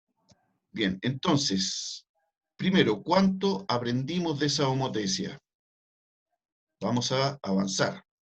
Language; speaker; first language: Spanish; native; Spanish